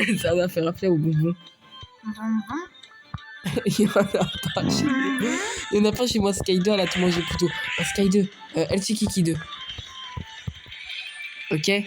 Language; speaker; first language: French; native; French